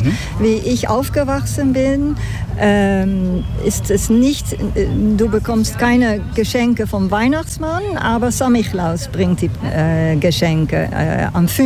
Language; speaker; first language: German; non-native, fluent; Dutch